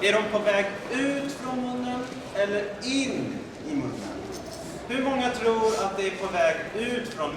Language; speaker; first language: Swedish; native; Swedish